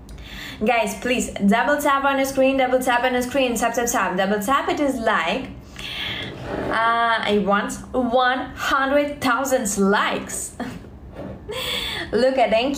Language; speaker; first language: English; non-native, learner; Russian